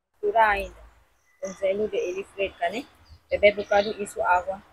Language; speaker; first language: Portuguese; non-native, learner; Vietnamese